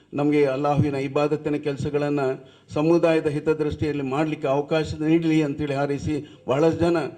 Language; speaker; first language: Kannada; non-native, local second language; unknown